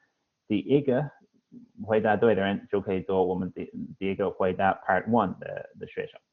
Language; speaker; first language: Chinese; non-native, fluent; English